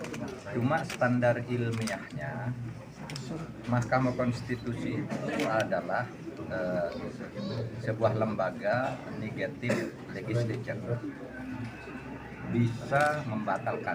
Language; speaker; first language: Indonesian; non-native, local second language; Madurese